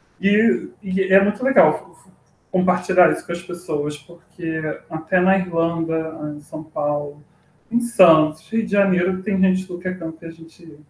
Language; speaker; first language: Portuguese; native; Portuguese